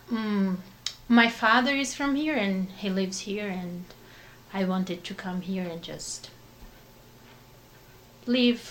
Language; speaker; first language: English; non-native, fluent; Portuguese